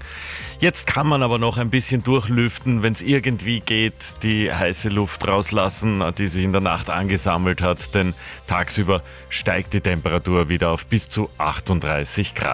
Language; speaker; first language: German; native; German